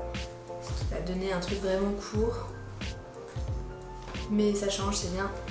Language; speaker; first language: French; native; French